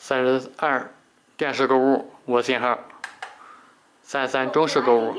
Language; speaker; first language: Chinese; native; Chinese